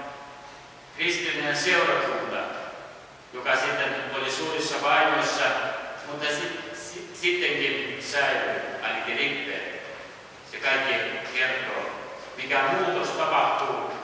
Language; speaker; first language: Finnish; early bilingual, heritage; Finnish